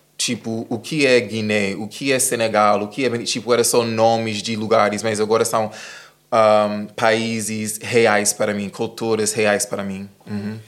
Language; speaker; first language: Portuguese; non-native, fluent; English